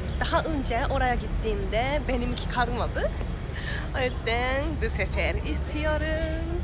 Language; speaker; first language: Turkish; non-native, learner; Japanese